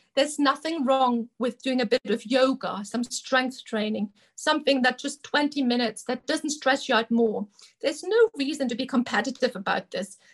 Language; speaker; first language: English; non-native, fluent; German